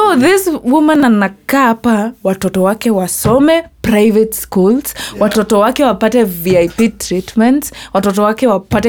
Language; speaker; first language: English; non-native, local second language; Meru